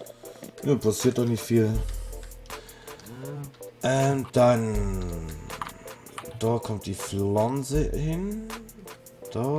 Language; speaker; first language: German; native; German